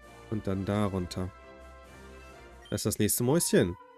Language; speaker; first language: German; native; German